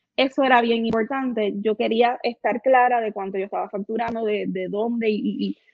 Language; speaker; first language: Spanish; native; Spanish